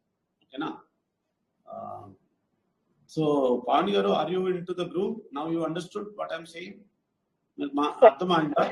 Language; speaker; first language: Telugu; non-native, learner; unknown